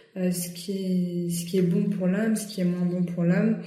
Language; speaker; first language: French; native; French